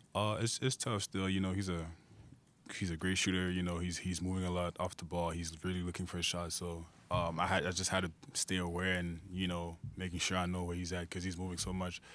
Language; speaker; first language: English; native; English